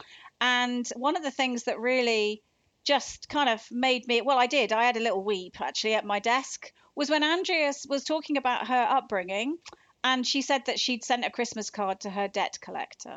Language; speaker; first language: English; native; English